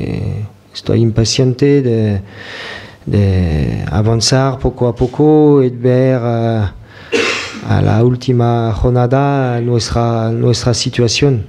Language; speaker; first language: Spanish; non-native, fluent; French